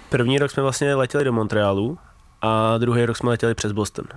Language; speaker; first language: Czech; native; Czech